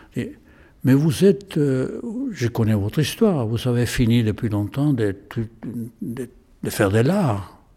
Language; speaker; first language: French; non-native, fluent; Spanish